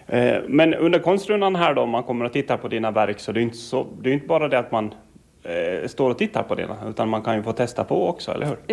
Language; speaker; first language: Swedish; native; Swedish